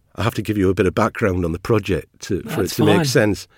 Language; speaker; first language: English; native; English